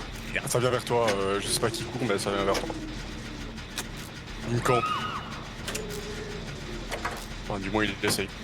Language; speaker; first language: French; native; French